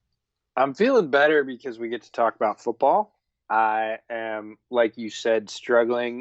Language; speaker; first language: English; native; English